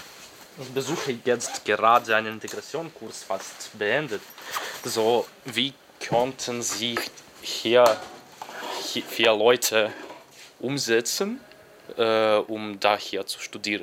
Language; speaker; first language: German; non-native, fluent; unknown